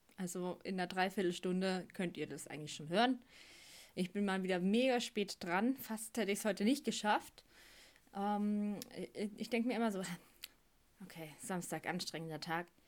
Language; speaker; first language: German; native; German